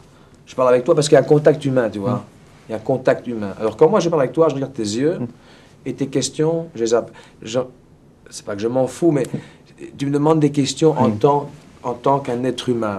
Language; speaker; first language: French; native; French